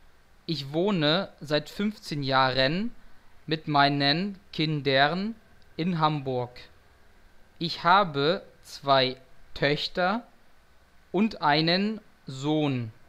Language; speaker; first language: German; non-native, fluent; Portuguese